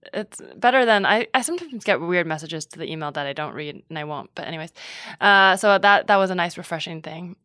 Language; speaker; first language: English; native; English